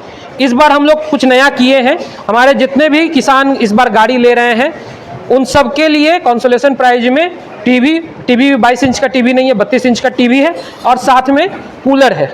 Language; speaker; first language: Hindi; native; Hindi